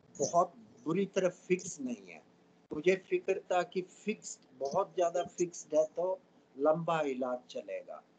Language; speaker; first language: Hindi; non-native, local second language; Tamil